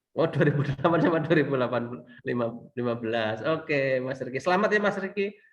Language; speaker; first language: Indonesian; native; Indonesian